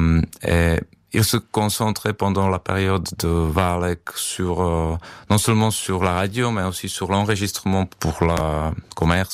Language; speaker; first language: French; non-native, fluent; Czech